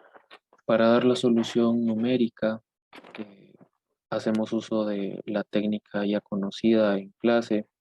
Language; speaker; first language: Spanish; native; Spanish